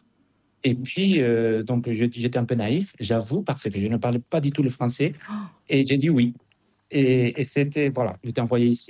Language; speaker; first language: French; non-native, fluent; Spanish